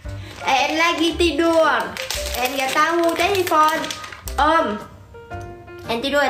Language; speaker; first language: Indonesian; non-native, learner; Vietnamese